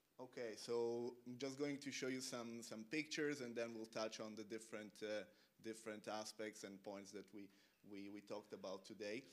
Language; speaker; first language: English; non-native, fluent; Italian